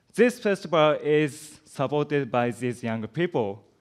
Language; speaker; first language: English; non-native, learner; Japanese